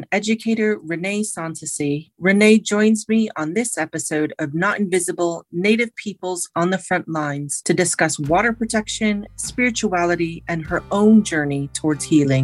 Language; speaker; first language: English; native; English